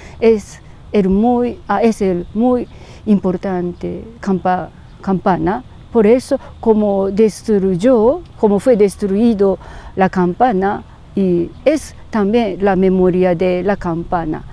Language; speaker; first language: Spanish; non-native, learner; Japanese